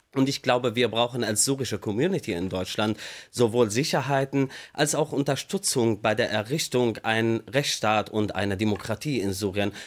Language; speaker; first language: German; non-native, fluent; Arabic